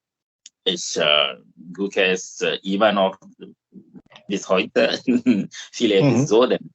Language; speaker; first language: German; non-native, fluent; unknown